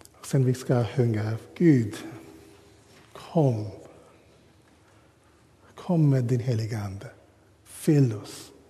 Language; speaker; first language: Swedish; non-native, learner; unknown